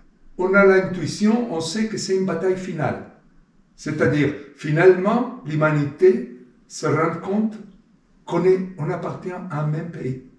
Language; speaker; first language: French; non-native, fluent; Spanish